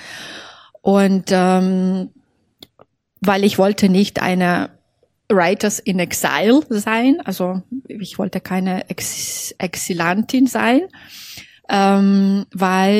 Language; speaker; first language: German; non-native, fluent; Belarusian